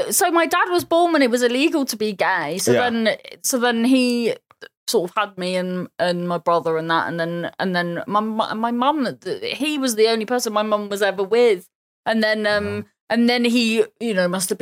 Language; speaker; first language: English; native; English